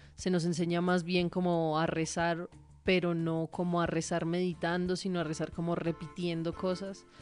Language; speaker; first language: Spanish; native; Spanish